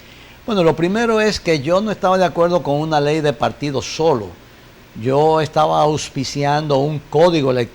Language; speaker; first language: Spanish; native; Spanish